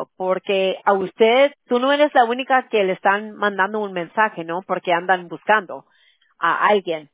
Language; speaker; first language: Spanish; early bilingual, other home language; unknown